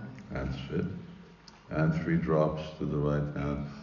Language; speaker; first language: English; early bilingual, other home language; Hungarian